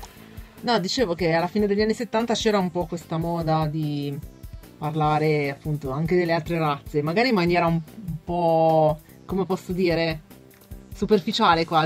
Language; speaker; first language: Italian; native; Italian